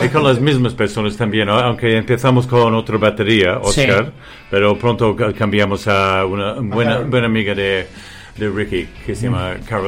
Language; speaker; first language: Spanish; non-native, fluent; English